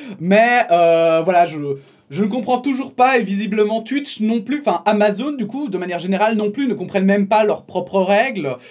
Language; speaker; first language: French; native; French